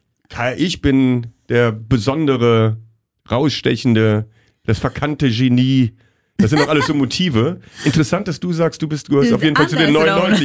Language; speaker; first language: German; native; German